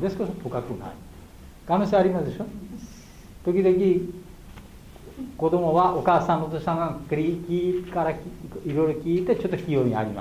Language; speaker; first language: Japanese; non-native, learner; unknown